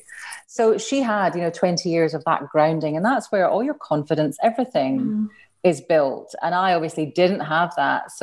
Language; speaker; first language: English; native; English